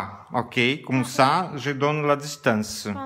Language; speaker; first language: French; non-native, learner; Portuguese